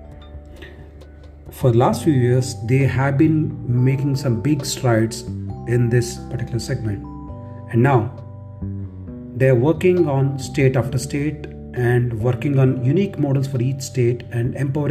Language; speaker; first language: English; non-native, local second language; Telugu